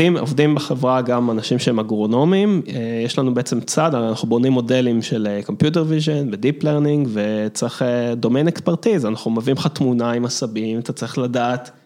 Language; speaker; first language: Hebrew; early bilingual, other home language; English